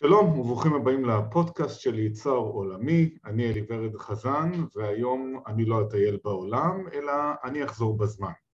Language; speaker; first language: Hebrew; native; Hebrew